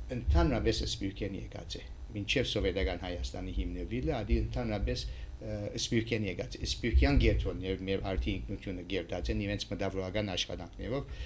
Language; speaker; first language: Armenian; early bilingual, heritage; Armenian